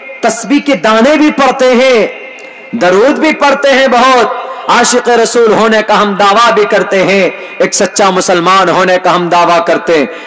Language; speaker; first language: Urdu; native; Urdu